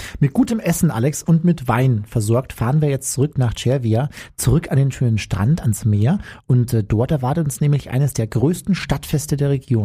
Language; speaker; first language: German; native; German